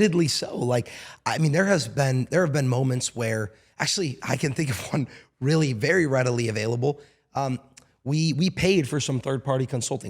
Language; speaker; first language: English; native; English